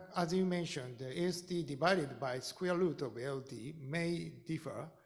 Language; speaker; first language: English; non-native, fluent; Japanese